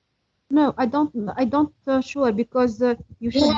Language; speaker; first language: English; non-native, learner; Arabic